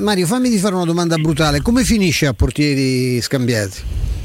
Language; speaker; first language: Italian; native; Italian